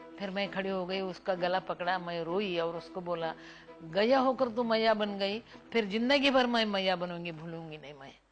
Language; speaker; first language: Hindi; non-native, local second language; Marathi